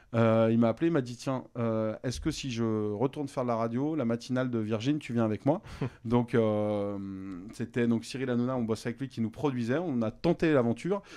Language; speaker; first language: French; native; French